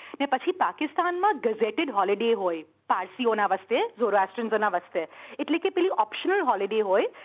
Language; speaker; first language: Gujarati; early bilingual, heritage; Gujarati